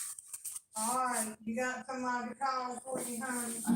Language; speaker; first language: English; native; English